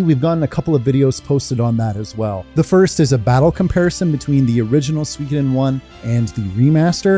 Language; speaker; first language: English; native; English